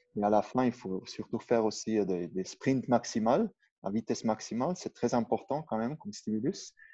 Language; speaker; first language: French; non-native, local second language; Swiss German